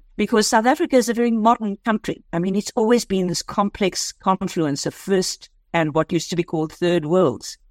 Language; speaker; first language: English; native; English